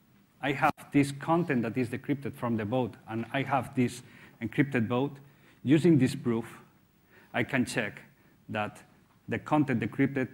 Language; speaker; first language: English; non-native, fluent; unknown